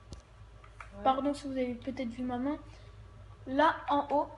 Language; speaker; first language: French; native; French